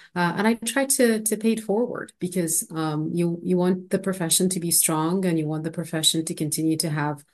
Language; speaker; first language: English; non-native, fluent; Arabic